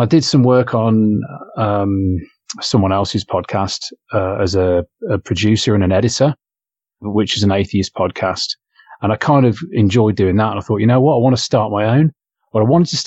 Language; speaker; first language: English; native; English